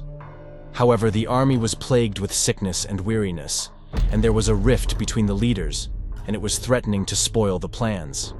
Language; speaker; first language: English; native; English